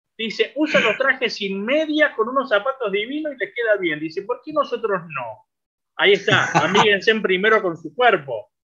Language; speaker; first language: Spanish; native; Spanish